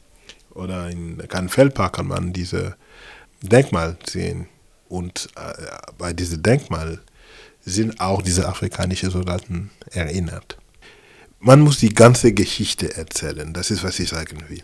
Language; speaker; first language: German; non-native, fluent; French